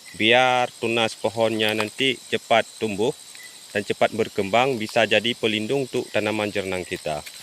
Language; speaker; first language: Indonesian; non-native, local second language; Achinese